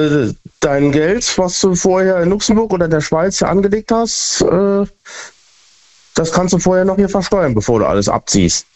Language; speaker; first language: German; native; German